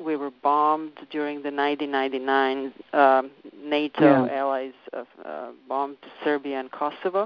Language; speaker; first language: English; non-native, fluent; Serbian